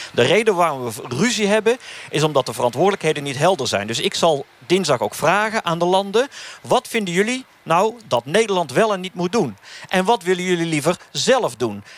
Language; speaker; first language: Dutch; native; Dutch